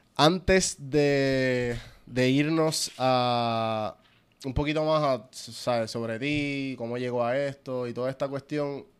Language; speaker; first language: Spanish; early bilingual, heritage; Spanish